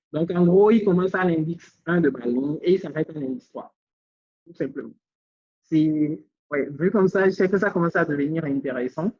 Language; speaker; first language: French; native; French